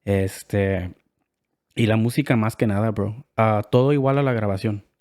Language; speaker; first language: Spanish; early bilingual, heritage; Spanish